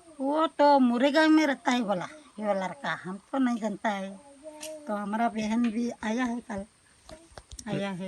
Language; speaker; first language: Hindi; non-native, local second language; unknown